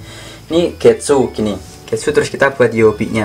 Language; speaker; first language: Indonesian; native; Indonesian